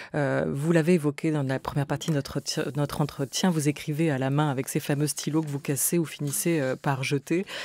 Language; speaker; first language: French; native; French